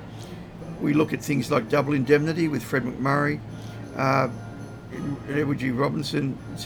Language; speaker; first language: English; native; English